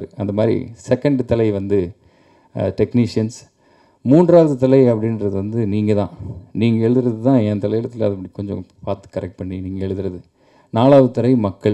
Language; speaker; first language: Tamil; native; Tamil